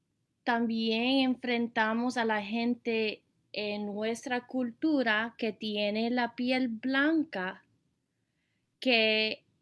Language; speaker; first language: Spanish; early bilingual, heritage; Spanish